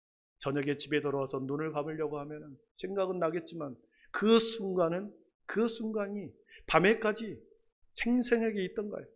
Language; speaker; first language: Korean; native; Korean